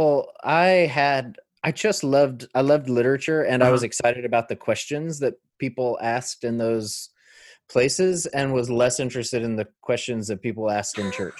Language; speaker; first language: English; native; English